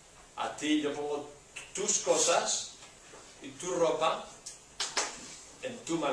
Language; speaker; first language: Spanish; non-native, learner; English